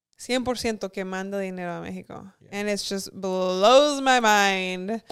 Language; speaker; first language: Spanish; early bilingual, heritage; Spanish